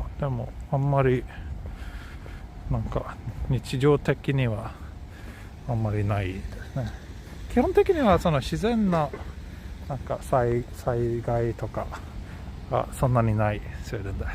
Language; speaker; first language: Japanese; non-native, fluent; Swedish